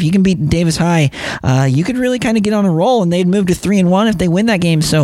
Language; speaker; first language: English; native; English